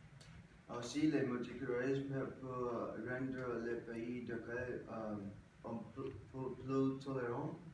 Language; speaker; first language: French; non-native, learner; English